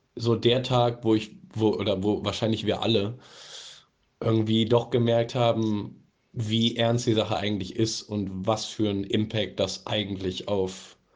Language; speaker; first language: German; native; German